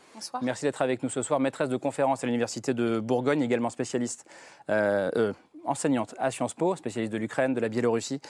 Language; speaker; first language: French; native; French